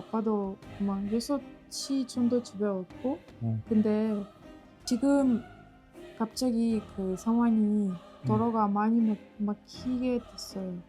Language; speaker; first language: Korean; non-native, fluent; Ukrainian